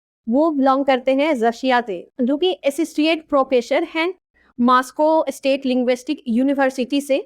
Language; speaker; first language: Hindi; native; Hindi